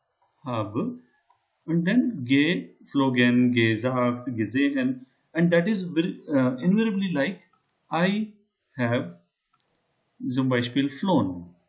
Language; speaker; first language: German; non-native, fluent; Hindi